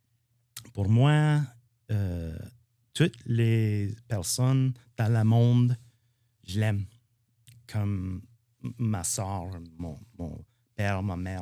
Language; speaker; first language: French; non-native, learner; English